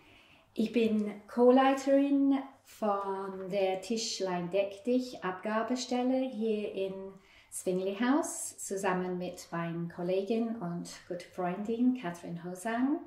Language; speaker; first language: German; non-native, fluent; English